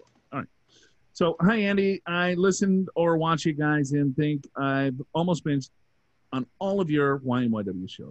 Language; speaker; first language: English; native; English